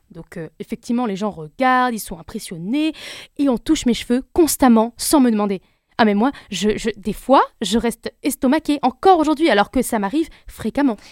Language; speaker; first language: French; native; French